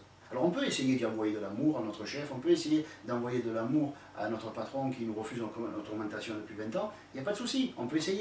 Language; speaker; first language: French; native; French